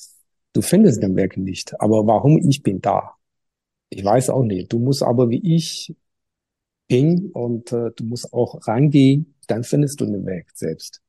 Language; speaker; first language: German; non-native, learner; Chinese